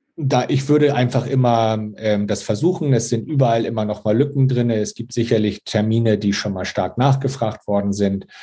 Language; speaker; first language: German; native; German